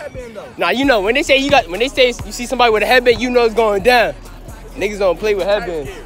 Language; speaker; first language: English; native; English